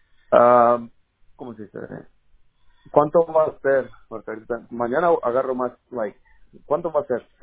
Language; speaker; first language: Spanish; early bilingual, heritage; Spanish